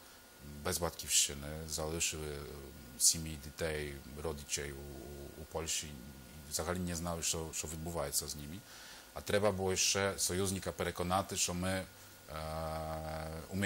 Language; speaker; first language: Ukrainian; non-native, fluent; Polish